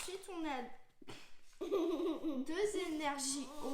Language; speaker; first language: French; native; French